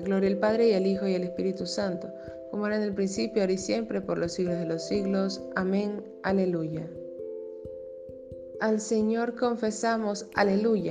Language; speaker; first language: Spanish; native; Spanish